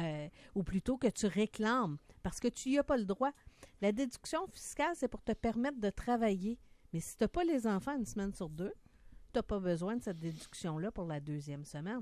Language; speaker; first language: French; native; French